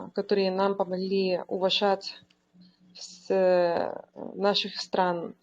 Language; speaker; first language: Russian; non-native, learner; Spanish